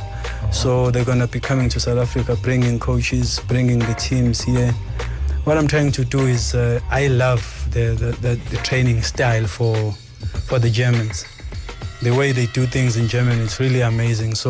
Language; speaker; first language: English; non-native, local second language; Zulu